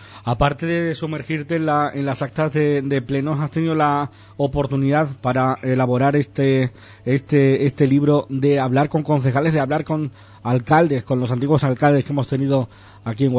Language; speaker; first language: Spanish; native; Spanish